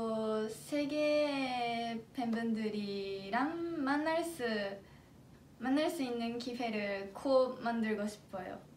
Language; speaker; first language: Korean; non-native, fluent; Japanese